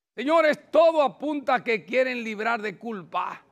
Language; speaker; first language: Spanish; native; Spanish